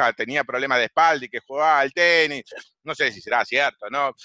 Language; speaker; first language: Spanish; native; Spanish